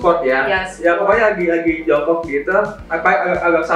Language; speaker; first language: Indonesian; native; Indonesian